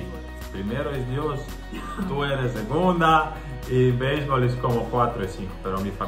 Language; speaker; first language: Spanish; non-native, learner; Croatian